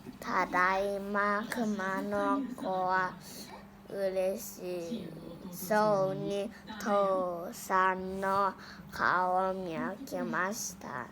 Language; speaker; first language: Japanese; non-native, learner; Thai